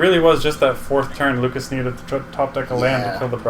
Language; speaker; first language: English; native; English